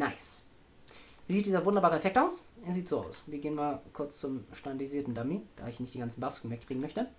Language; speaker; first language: German; native; German